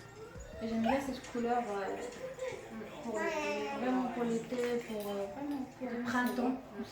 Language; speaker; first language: French; non-native, fluent; Arabic